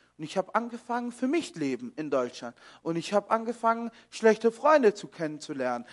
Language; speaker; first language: German; early bilingual, other home language; Kurdish